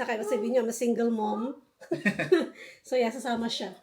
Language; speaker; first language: Filipino; native; Filipino